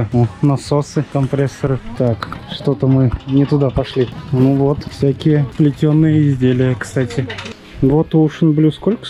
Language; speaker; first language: Russian; native; Russian